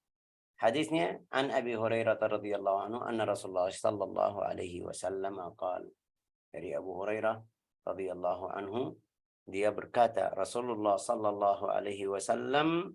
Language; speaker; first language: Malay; non-native, learner; Arabic